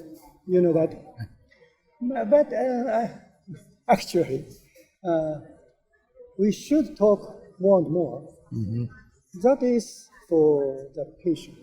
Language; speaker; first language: English; non-native, learner; Japanese